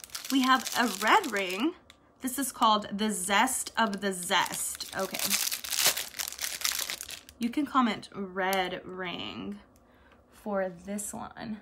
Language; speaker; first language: English; early bilingual, other home language; Spanish